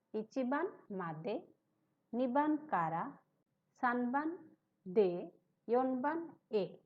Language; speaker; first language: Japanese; non-native, fluent; Hindi